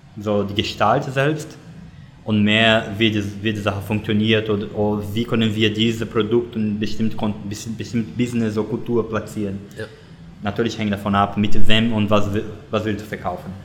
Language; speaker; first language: German; non-native, learner; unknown